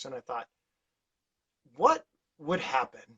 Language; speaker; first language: English; native; English